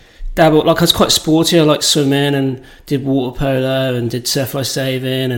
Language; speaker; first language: English; native; English